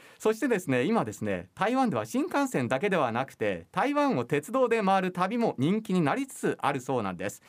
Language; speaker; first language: Japanese; native; Japanese